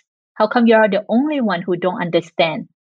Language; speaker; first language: English; non-native, fluent; French